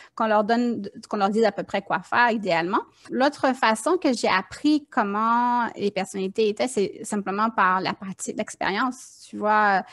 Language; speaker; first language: French; native; French